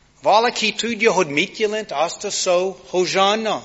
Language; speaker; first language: Hungarian; non-native, fluent; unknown